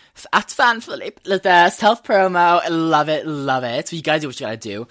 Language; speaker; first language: English; early bilingual, other home language; Swedish